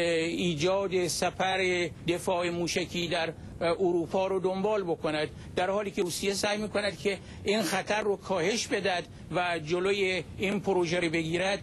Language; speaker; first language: Persian; native; Persian